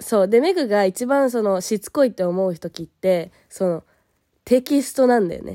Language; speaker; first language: Japanese; early bilingual, heritage; Japanese